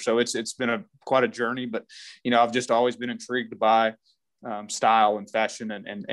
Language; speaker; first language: English; native; English